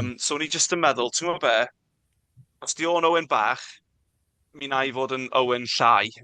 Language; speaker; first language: Welsh; non-native, local second language; English